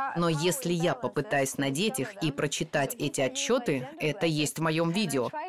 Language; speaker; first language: Russian; non-native, fluent; Swedish